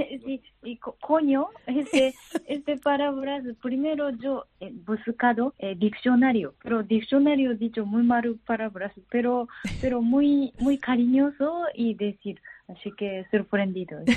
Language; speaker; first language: Spanish; non-native, learner; Japanese